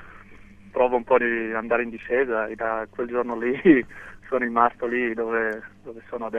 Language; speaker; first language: Italian; non-native, local second language; German